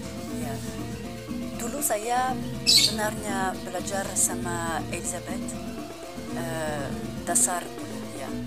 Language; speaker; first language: Indonesian; non-native, learner; French